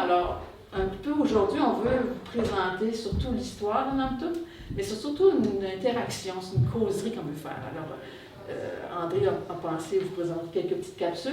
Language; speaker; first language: French; native; French